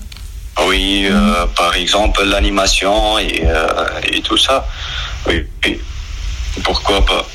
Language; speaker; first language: French; non-native, learner; Arabic